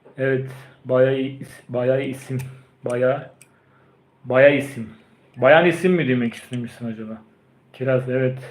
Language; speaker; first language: Turkish; early bilingual, heritage; Turkish